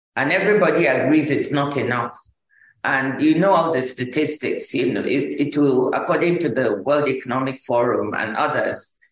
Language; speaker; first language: English; non-native, local second language; Igbo